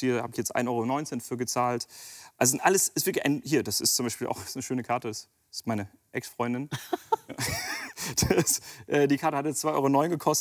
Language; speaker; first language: German; native; German